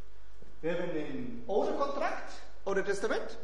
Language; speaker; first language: Dutch; non-native, fluent; German